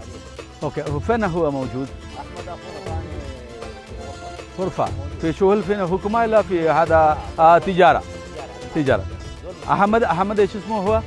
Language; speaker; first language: Arabic; non-native, learner; Malayalam